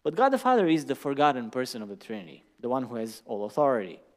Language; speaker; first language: English; non-native, fluent; Romanian